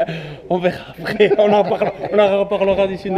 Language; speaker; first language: French; native; French